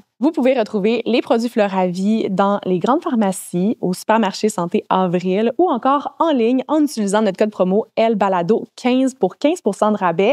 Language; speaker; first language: French; native; French